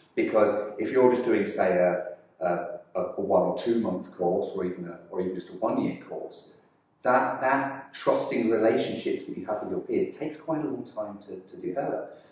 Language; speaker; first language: English; native; English